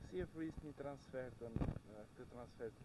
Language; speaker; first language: Albanian; native; Albanian